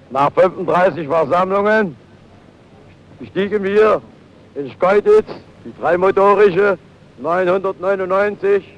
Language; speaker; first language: German; native; German